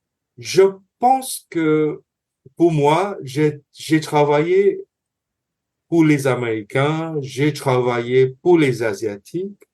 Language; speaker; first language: French; non-native, fluent; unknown